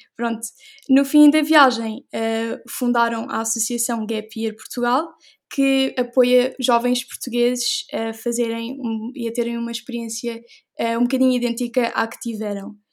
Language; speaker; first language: Portuguese; native; Portuguese